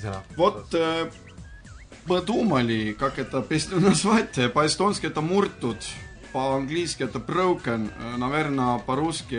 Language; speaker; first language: Russian; non-native, fluent; Estonian